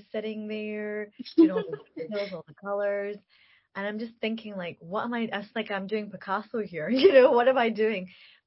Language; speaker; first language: English; native; English